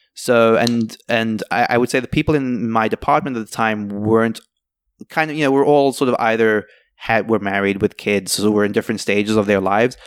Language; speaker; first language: English; native; English